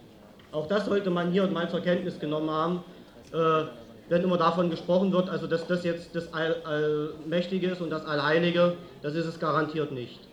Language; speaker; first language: German; native; German